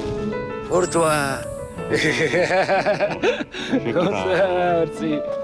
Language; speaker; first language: French; non-native, learner; Arabic